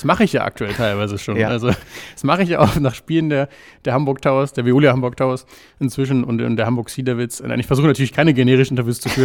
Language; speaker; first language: German; native; German